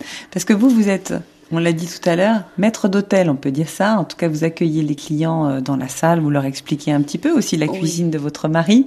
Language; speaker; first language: French; native; French